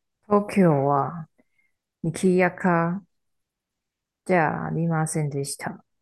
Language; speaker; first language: Japanese; non-native, learner; Chinese